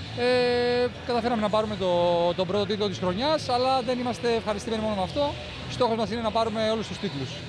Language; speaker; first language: Greek; native; Greek